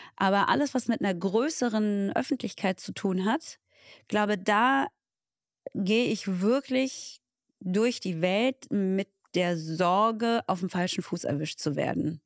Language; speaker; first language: German; early bilingual, other home language; Tigrinya